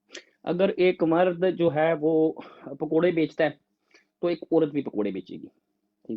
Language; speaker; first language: Urdu; native; Urdu